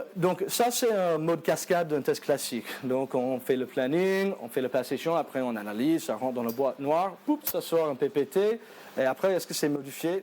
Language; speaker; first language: French; non-native, fluent; English